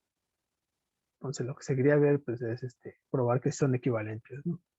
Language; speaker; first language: Spanish; native; Spanish